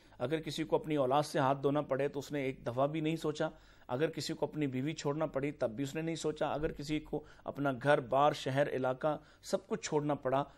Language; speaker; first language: Urdu; native; Urdu